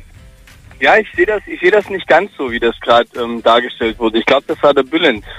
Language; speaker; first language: German; early bilingual, other home language; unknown